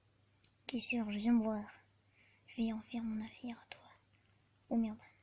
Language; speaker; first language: French; native; French